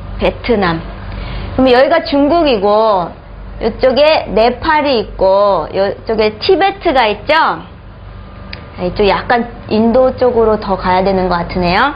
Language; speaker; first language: Korean; native; Korean